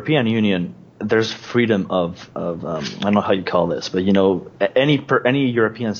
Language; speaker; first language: English; non-native, fluent; Spanish